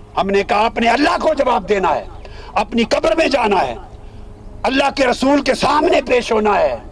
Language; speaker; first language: Urdu; non-native, local second language; Punjabi